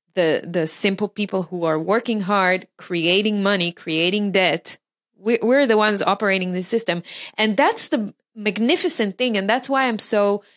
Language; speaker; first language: English; non-native, fluent; Hebrew